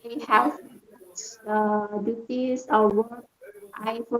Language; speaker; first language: English; non-native, learner; Indonesian